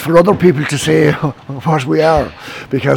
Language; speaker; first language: English; native; English